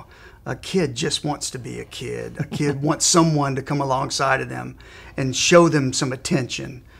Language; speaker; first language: English; native; English